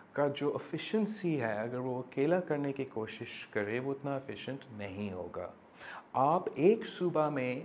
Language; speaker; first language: Urdu; non-native, local second language; English